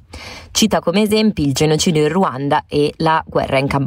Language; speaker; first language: Italian; native; Italian